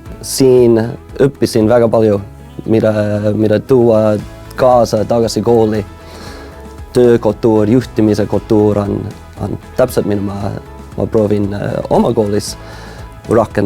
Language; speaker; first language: Estonian; non-native, fluent; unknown